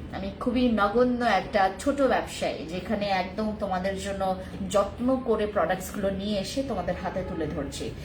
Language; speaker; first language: Bangla; non-native, local second language; Khasi